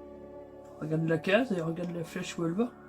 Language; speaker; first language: French; native; French